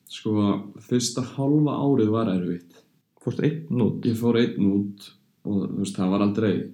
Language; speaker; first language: Icelandic; early bilingual, heritage; Icelandic